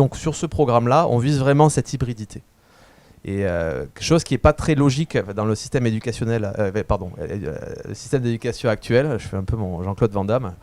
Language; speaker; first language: French; native; French